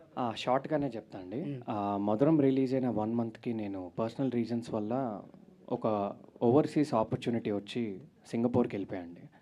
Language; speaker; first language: Telugu; native; Telugu